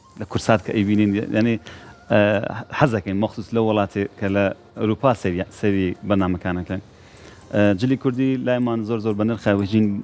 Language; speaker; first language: Central Kurdish; non-native, local second language; Gurani